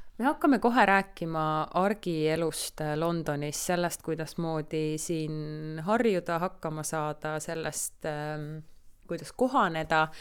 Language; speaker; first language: Estonian; native; Estonian